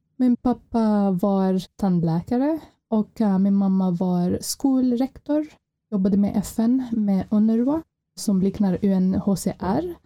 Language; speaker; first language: Swedish; non-native, fluent; Arabic